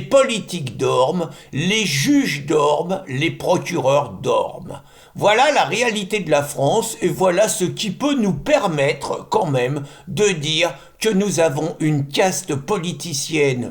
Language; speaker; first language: French; native; French